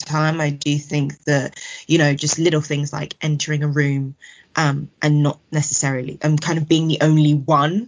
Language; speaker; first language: English; native; English